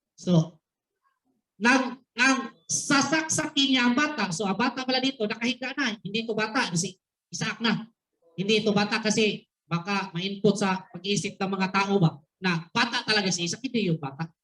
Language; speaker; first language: Filipino; non-native, local second language; Cebuano